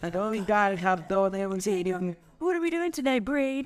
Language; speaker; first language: English; early bilingual, other home language; German